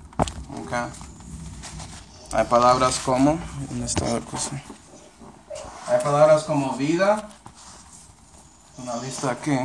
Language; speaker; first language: Spanish; non-native, fluent; English